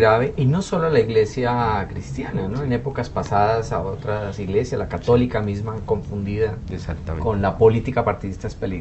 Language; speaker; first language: Spanish; native; Spanish